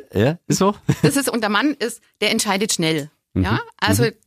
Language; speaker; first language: German; native; German